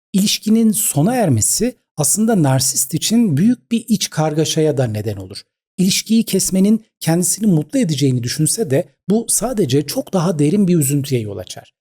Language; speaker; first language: Turkish; native; Turkish